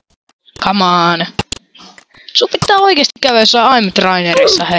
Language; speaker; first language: Finnish; native; Finnish